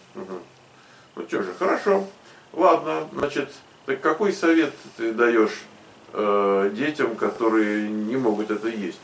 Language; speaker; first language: Russian; native; Russian